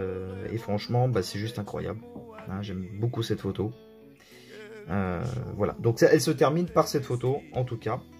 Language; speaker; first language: French; native; French